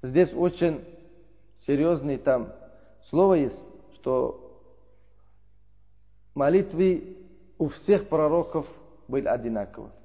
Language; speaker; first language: Russian; non-native, learner; Uzbek